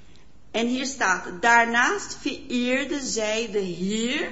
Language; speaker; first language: Dutch; non-native, fluent; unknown